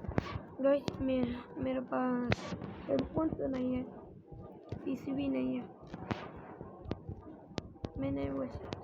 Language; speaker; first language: Hindi; non-native, learner; Bangla